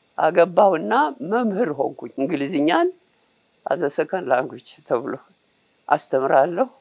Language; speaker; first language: Amharic; native; Amharic